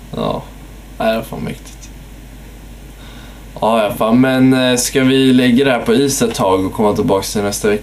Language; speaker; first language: Swedish; native; Swedish